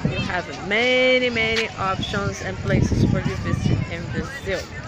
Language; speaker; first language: English; non-native, learner; Portuguese